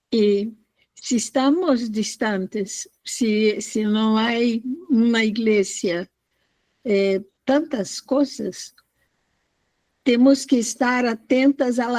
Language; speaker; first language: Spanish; non-native, fluent; Portuguese